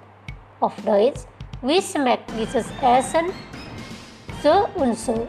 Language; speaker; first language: German; non-native, fluent; Indonesian